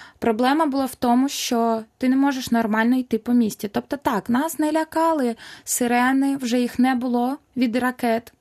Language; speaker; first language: Ukrainian; non-native, local second language; Russian